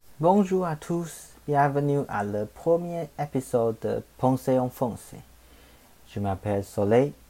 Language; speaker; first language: French; non-native, learner; Chinese